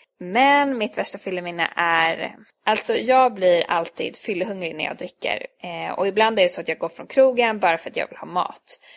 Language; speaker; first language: Swedish; early bilingual, other home language; Hungarian